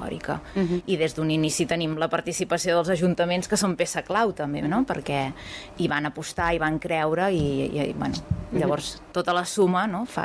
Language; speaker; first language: Catalan; native; Catalan